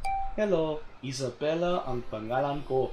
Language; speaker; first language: Filipino; non-native, learner; English